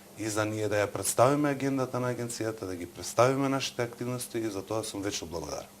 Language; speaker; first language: Macedonian; native; Macedonian